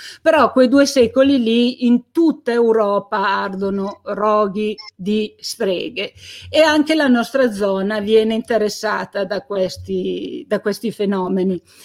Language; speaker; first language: Italian; native; Italian